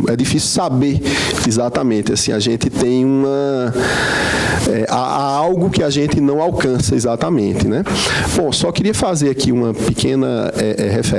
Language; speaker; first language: Portuguese; native; Portuguese